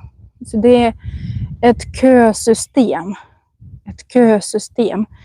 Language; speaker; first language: Swedish; non-native, fluent; Russian